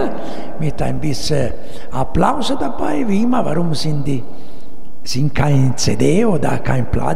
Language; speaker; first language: German; non-native, learner; Italian